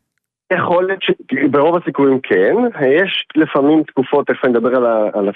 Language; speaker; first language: Hebrew; native; Hebrew